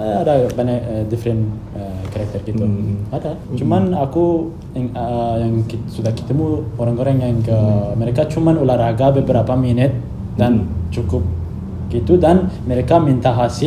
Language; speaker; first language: Indonesian; non-native, fluent; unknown